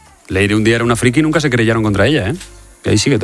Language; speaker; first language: Spanish; native; Spanish